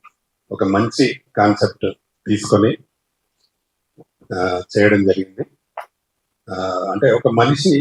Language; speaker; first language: Telugu; native; Telugu